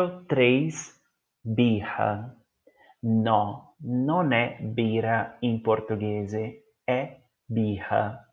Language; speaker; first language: Italian; non-native, learner; Portuguese